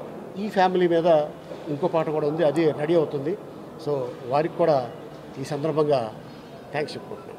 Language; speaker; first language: Telugu; native; Telugu